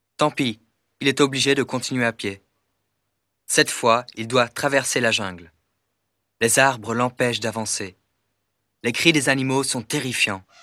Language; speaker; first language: French; native; French